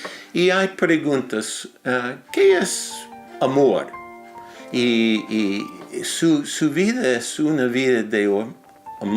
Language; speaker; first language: Spanish; non-native, fluent; English